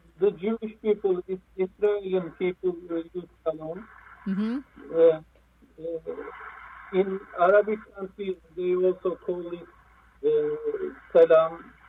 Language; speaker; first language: English; non-native, learner; Turkish